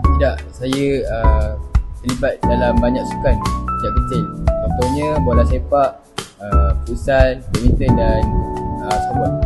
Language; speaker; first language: Malay; native; Malay